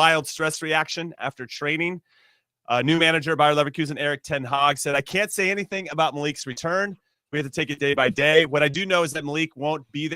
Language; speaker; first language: English; native; English